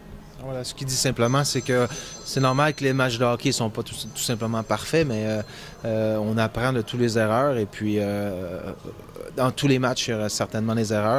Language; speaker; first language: French; native; French